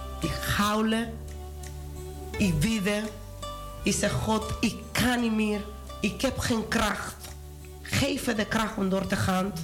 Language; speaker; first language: Dutch; non-native, learner; Spanish